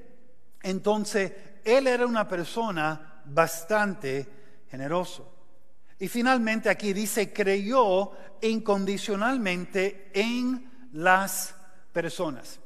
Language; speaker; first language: Spanish; non-native, fluent; English